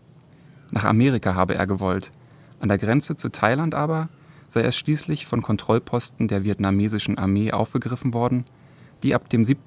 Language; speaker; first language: German; native; German